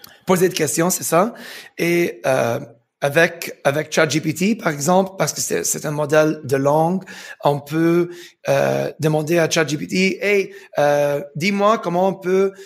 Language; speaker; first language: French; early bilingual, heritage; French